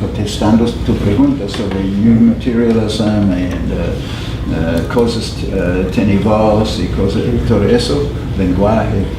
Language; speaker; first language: Spanish; non-native, fluent; English